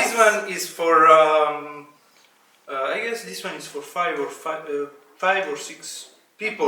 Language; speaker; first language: English; non-native, fluent; Italian